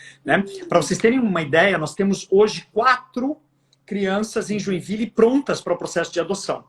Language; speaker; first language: Portuguese; native; Portuguese